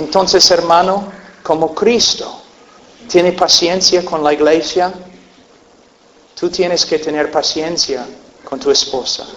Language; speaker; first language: Spanish; non-native, fluent; English